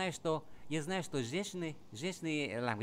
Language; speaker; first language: Russian; non-native, fluent; Vietnamese